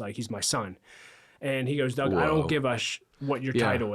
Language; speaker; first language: English; native; English